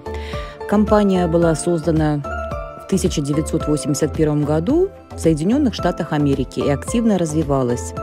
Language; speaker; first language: Russian; native; Russian